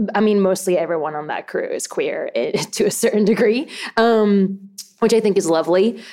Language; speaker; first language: English; early bilingual, other home language; Spanish